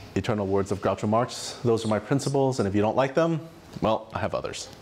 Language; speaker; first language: English; native; English